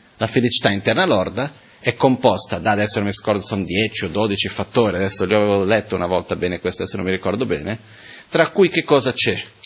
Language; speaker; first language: Italian; non-native, fluent; Portuguese